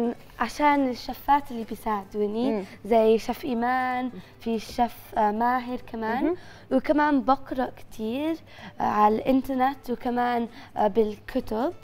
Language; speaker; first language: Arabic; early bilingual, heritage; Arabic